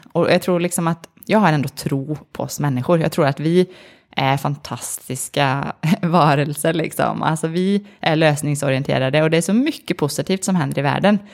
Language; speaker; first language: Swedish; native; Swedish